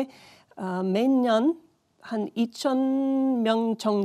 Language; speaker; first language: Korean; non-native, learner; English